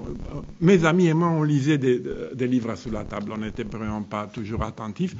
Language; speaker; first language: French; non-native, fluent; Romanian